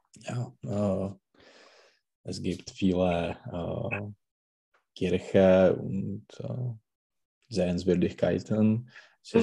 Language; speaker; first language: German; non-native, learner; Czech